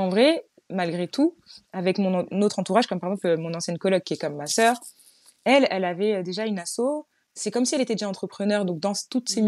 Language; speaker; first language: French; native; French